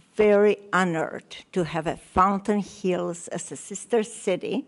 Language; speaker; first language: English; non-native, learner; Polish